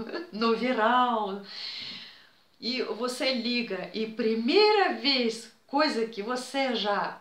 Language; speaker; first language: Portuguese; non-native, fluent; Russian